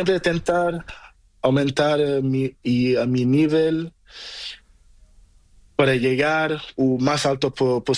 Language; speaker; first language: Spanish; non-native, learner; Portuguese